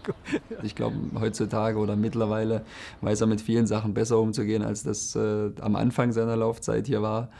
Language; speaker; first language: German; native; German